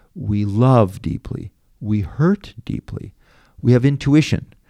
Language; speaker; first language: English; native; English